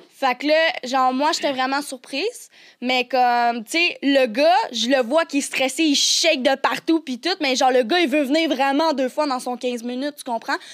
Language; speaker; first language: French; native; French